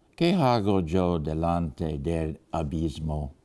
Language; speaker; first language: Spanish; non-native, fluent; English